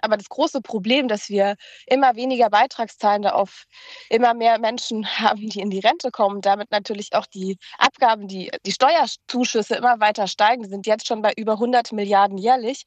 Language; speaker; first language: German; native; German